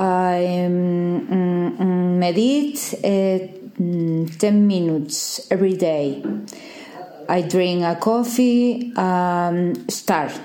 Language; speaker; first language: English; non-native, learner; Spanish